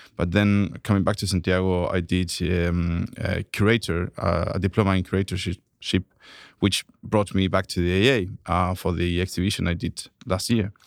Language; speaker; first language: English; non-native, fluent; Spanish